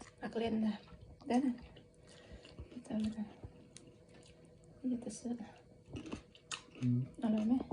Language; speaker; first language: Swedish; non-native, learner; Thai